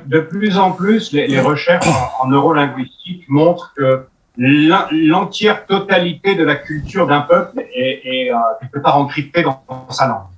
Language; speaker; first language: French; native; French